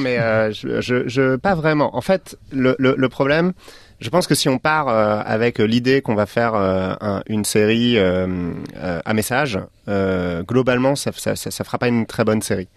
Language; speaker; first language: French; native; French